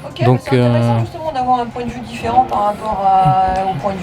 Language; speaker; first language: French; native; French